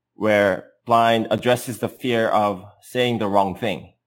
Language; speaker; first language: English; non-native, fluent; Korean